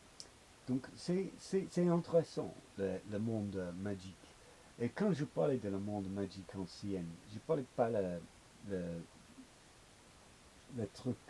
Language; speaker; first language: French; non-native, learner; English